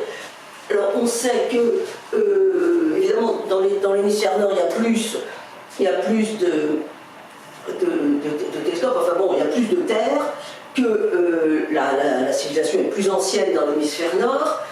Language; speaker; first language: French; native; French